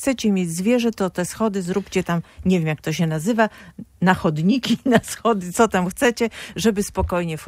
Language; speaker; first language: Polish; native; Polish